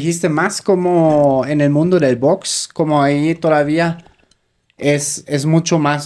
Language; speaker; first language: Spanish; native; Spanish